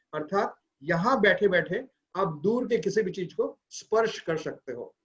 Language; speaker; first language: Hindi; non-native, local second language; Bangla